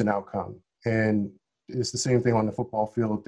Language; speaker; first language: English; native; English